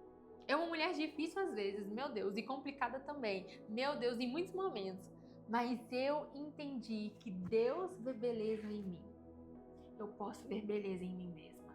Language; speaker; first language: Portuguese; native; Portuguese